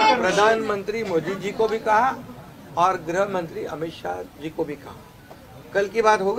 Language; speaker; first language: Hindi; non-native, local second language; Marathi